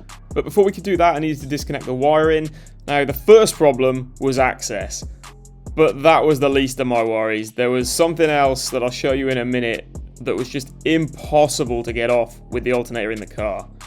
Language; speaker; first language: English; native; English